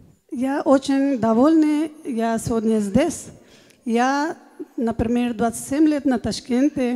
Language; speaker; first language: Russian; non-native, learner; Hindi